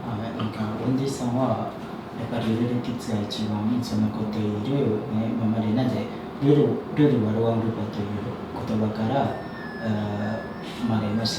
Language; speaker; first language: Japanese; non-native, fluent; Indonesian